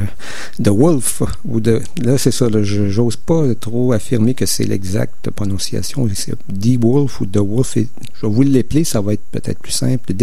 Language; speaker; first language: French; native; French